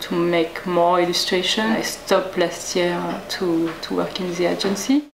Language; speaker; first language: English; non-native, learner; French